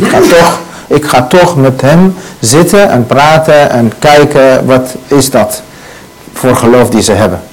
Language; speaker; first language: Dutch; non-native, learner; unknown